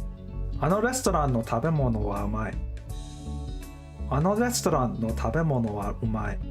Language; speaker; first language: Japanese; non-native, learner; English